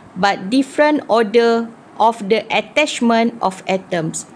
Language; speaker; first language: English; non-native, local second language; Malay